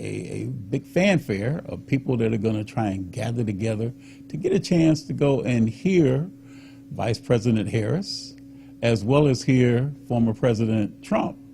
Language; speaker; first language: English; native; English